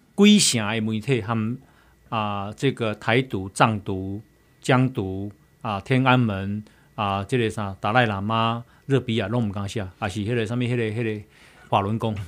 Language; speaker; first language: Chinese; native; Chinese